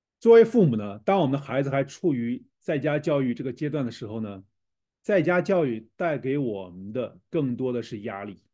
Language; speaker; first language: Chinese; native; Chinese